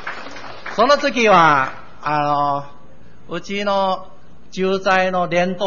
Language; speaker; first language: Japanese; non-native, learner; Min Nan Chinese